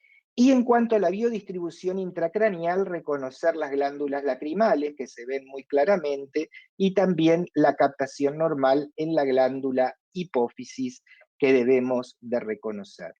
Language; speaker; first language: Spanish; native; Spanish